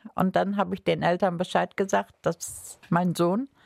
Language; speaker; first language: German; native; German